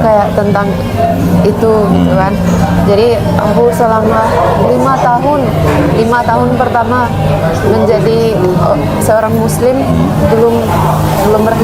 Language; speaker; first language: Indonesian; non-native, fluent; Finnish